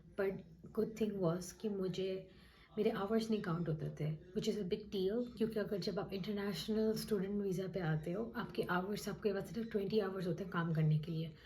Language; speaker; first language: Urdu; native; Urdu